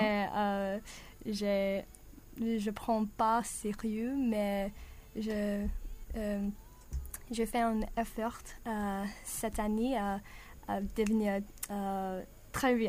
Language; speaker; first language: French; non-native, learner; English